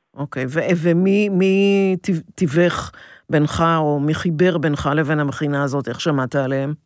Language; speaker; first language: Hebrew; native; Hebrew